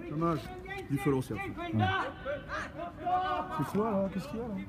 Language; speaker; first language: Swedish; non-native, fluent; French